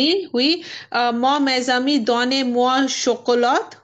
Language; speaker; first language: French; non-native, learner; Dutch